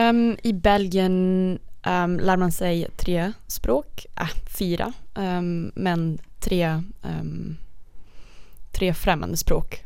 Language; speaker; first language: Norwegian; non-native, learner; Dutch